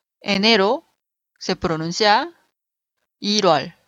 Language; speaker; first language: Spanish; non-native, fluent; Korean